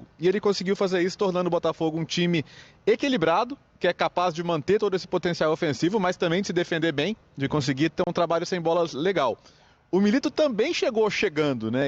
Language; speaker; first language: Portuguese; native; Portuguese